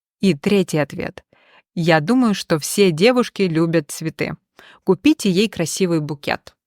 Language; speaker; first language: Russian; native; Russian